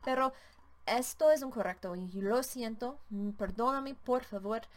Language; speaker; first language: Spanish; non-native, learner; English